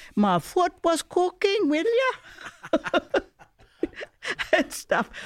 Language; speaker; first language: English; native; English